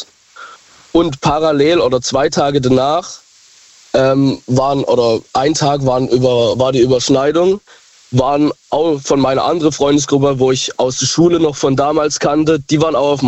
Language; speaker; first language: German; native; German